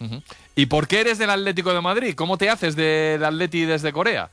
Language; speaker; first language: Spanish; native; Spanish